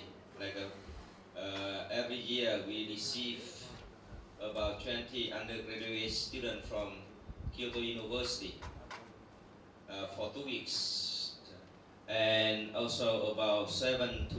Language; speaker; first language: English; non-native, learner; Vietnamese